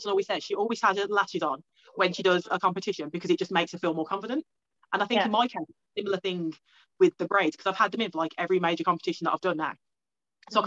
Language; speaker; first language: English; native; English